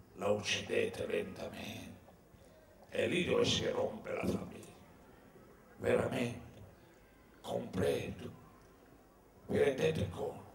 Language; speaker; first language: Italian; native; Italian